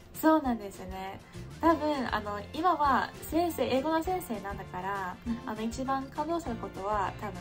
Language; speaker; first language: Japanese; non-native, fluent; English